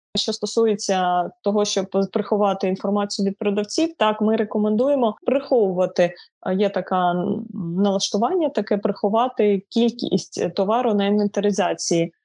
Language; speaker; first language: Ukrainian; non-native, local second language; Russian